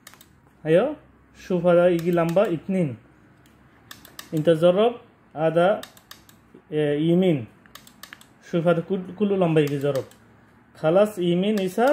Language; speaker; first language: Arabic; non-native, learner; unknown